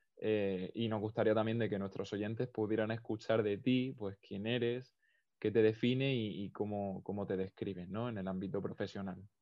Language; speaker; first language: Spanish; native; Spanish